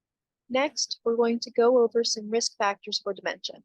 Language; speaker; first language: English; native; English